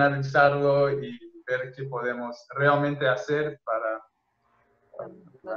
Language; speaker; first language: Spanish; non-native, fluent; Portuguese